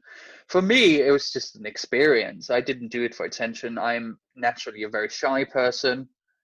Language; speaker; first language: English; non-native, fluent; Danish